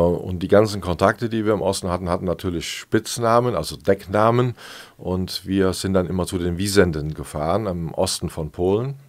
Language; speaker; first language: German; native; German